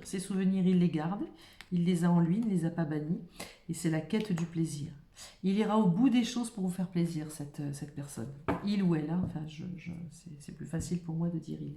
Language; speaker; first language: French; native; French